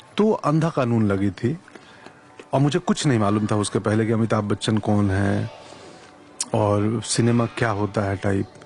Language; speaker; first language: Hindi; non-native, local second language; Bhojpuri